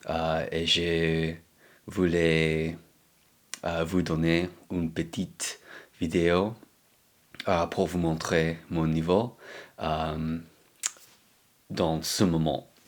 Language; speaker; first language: French; non-native, learner; English